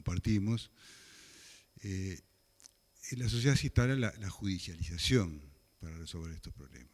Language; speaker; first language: Spanish; native; Spanish